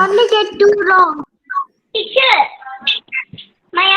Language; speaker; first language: English; non-native, local second language; Tamil